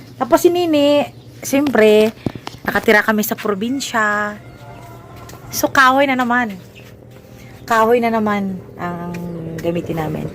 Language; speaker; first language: Filipino; native; Filipino